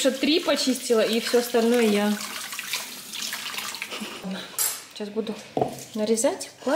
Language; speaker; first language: Russian; native; Russian